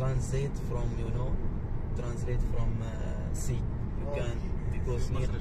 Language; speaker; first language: English; non-native, learner; Arabic